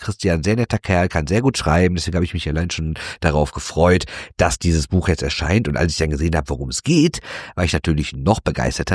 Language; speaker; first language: German; native; German